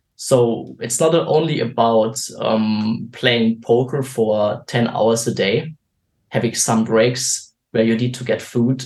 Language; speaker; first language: English; non-native, fluent; German